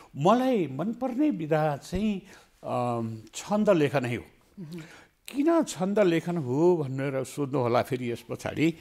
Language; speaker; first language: Nepali; native; Nepali